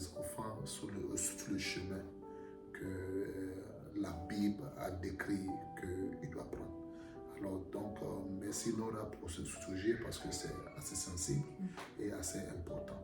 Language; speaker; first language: French; non-native, fluent; Akan